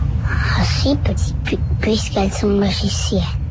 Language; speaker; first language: French; early bilingual, other home language; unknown